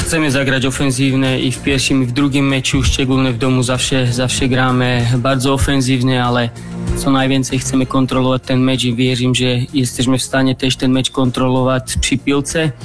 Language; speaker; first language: Polish; non-native, learner; Slovak